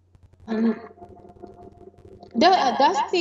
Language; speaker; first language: English; non-native, learner; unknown